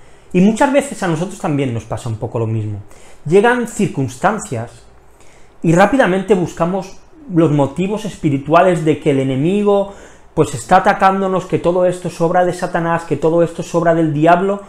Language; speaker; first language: Spanish; native; Spanish